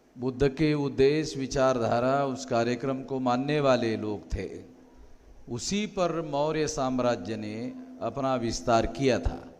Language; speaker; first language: Hindi; non-native, local second language; Marathi